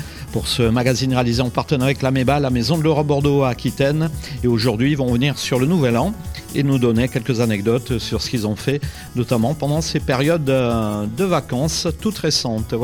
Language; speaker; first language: French; native; French